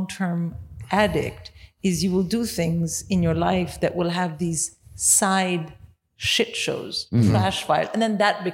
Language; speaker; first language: English; non-native, local second language; Hindi